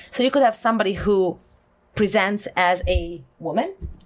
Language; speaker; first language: English; non-native, fluent; Italian